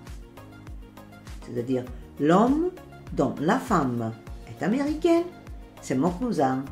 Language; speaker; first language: French; non-native, fluent; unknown